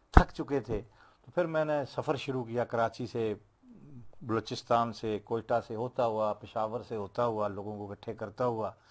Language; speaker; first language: Urdu; non-native, local second language; Punjabi